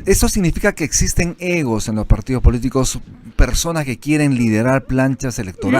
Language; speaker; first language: Spanish; native; Spanish